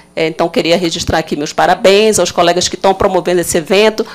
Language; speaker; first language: Portuguese; native; Portuguese